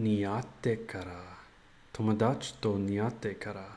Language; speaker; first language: Japanese; non-native, learner; English